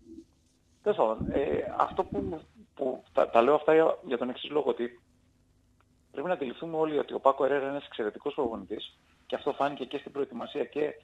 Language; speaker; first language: Greek; native; Greek